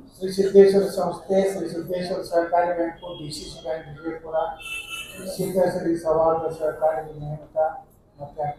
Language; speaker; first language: Kannada; native; Kannada